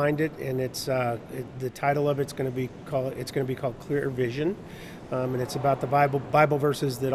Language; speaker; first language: English; native; English